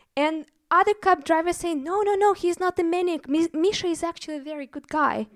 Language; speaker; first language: English; non-native, fluent; Russian